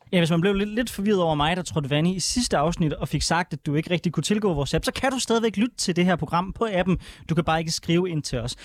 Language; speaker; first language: Danish; native; Danish